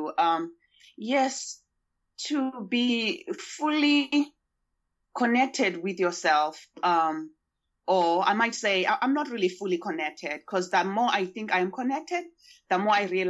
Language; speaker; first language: English; non-native, local second language; Shona